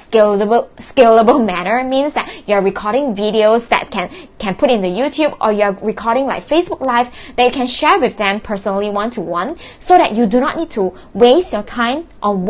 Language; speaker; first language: English; non-native, local second language; Chinese